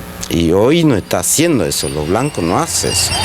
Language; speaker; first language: Spanish; non-native, local second language; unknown